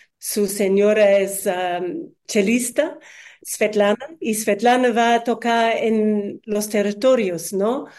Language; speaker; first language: Spanish; non-native, fluent; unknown